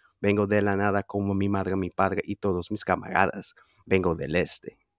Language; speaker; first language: Spanish; early bilingual, heritage; Spanish